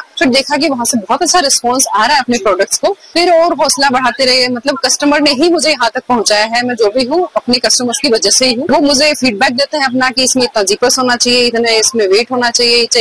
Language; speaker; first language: Hindi; native; Hindi